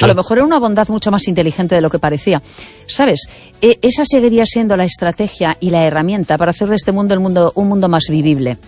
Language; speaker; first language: Spanish; native; Spanish